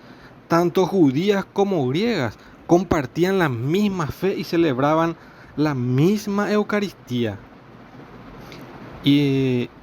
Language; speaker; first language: Spanish; native; Spanish